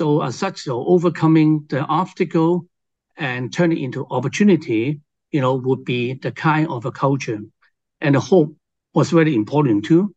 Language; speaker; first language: English; non-native, local second language; Cantonese